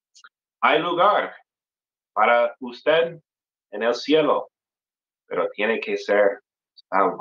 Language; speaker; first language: Spanish; non-native, fluent; English